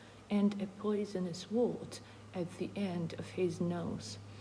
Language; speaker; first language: English; non-native, fluent; Ukrainian